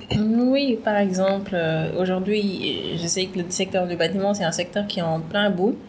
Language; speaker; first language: French; non-native, local second language; Wolof